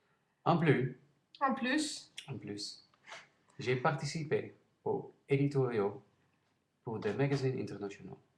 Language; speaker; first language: French; non-native, learner; Dutch